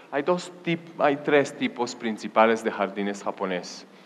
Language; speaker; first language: Spanish; non-native, fluent; Hebrew